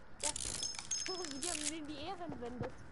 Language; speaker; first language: German; native; German